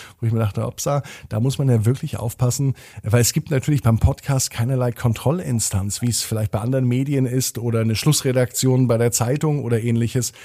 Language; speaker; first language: German; native; German